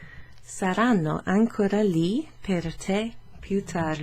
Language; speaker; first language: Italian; non-native, fluent; English